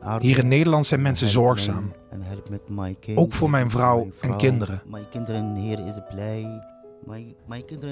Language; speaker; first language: Dutch; non-native, learner; Arabic